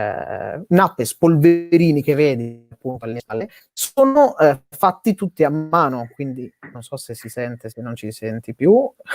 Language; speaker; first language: Italian; native; Italian